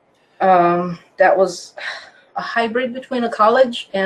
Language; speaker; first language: English; non-native, fluent; Croatian